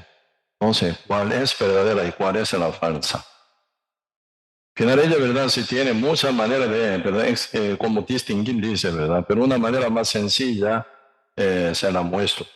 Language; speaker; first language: Spanish; non-native, learner; Korean